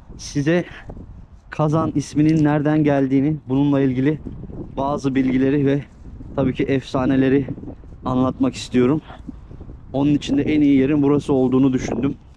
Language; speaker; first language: Turkish; native; Turkish